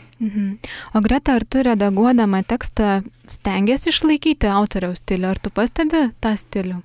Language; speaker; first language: Lithuanian; native; Lithuanian